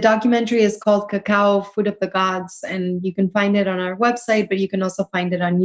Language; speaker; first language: English; early bilingual, other home language; Spanish